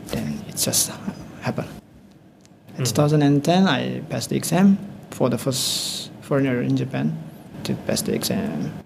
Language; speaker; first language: English; non-native, learner; Indonesian